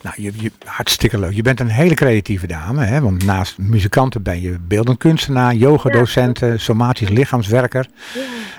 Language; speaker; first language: Dutch; native; Dutch